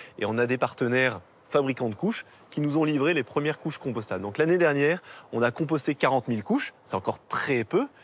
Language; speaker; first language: French; native; French